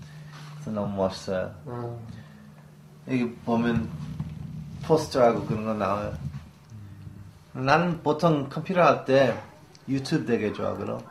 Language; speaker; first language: Korean; early bilingual, heritage; English